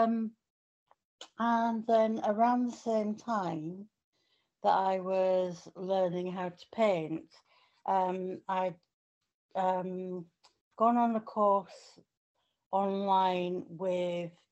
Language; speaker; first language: English; native; English